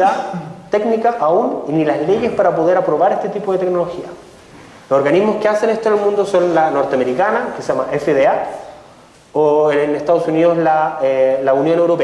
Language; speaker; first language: Spanish; native; Spanish